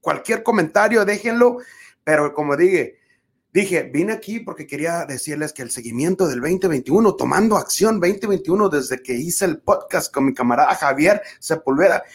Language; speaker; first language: Spanish; early bilingual, other home language; English